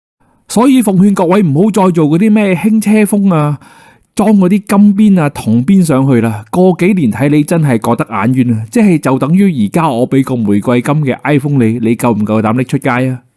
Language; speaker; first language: Cantonese; native; Cantonese